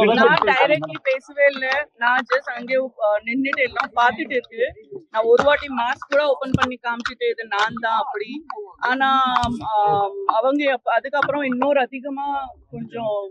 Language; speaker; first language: Tamil; non-native, fluent; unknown